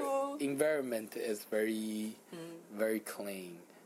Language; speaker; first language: English; non-native, fluent; Chinese